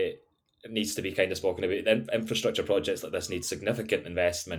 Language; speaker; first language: English; native; English